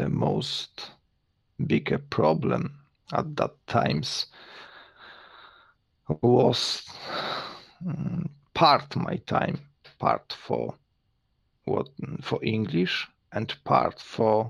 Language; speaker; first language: English; non-native, learner; Polish